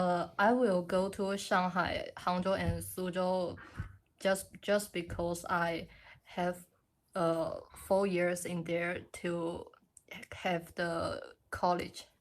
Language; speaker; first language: English; non-native, learner; Chinese